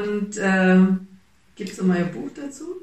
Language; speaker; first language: German; native; German